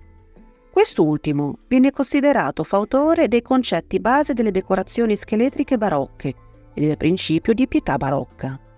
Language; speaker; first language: Italian; native; Italian